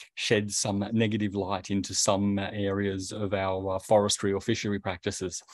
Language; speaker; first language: English; native; English